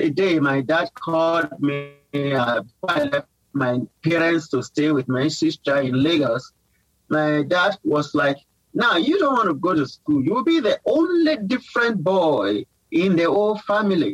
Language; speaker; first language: English; non-native, local second language; Yoruba